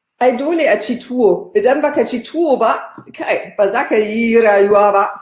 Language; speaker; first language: Hausa; non-native, fluent; German